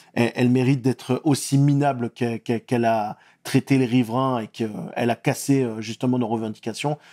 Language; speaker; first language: French; native; French